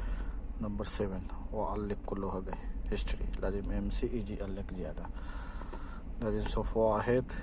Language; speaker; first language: Arabic; non-native, learner; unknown